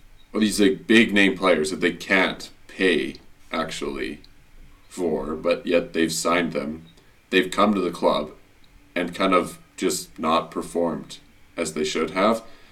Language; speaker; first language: English; native; English